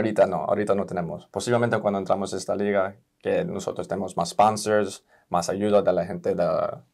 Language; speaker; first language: Spanish; early bilingual, heritage; Spanish